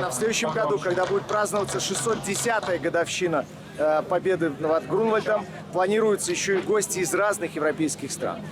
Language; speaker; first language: Russian; native; Russian